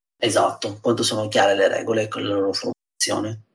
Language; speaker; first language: Italian; native; Italian